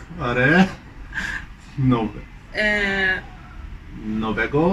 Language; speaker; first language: Polish; non-native, learner; Persian